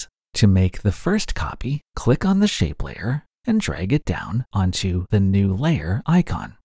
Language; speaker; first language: English; native; English